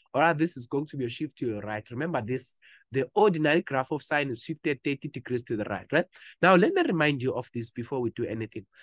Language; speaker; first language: English; non-native, local second language; Zulu